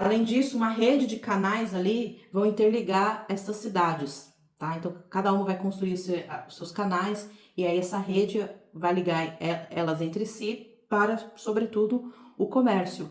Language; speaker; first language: Portuguese; native; Portuguese